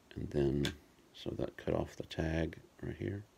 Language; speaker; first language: English; native; English